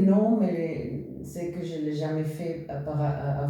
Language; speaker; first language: French; non-native, fluent; Spanish